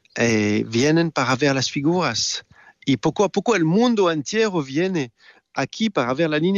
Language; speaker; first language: Spanish; non-native, learner; French